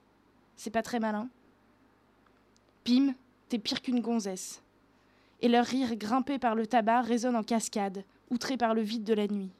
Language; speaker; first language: French; native; French